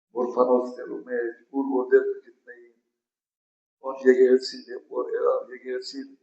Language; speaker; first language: Armenian; native; Armenian